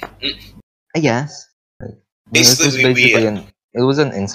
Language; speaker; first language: English; non-native, local second language; Filipino